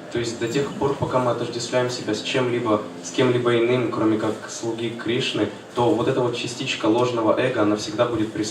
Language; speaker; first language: Russian; native; Russian